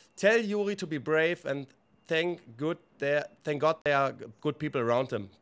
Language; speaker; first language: English; non-native, fluent; German